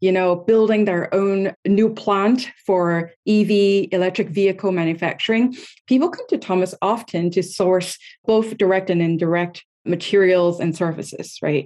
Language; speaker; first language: English; non-native, local second language; Cantonese